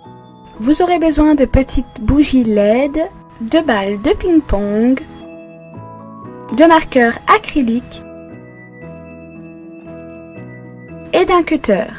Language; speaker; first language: French; native; French